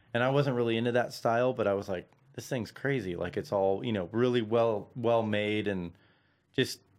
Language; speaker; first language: English; native; English